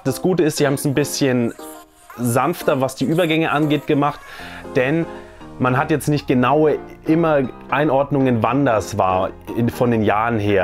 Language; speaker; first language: German; native; German